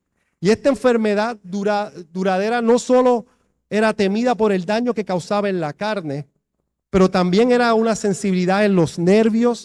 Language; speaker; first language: Spanish; native; Spanish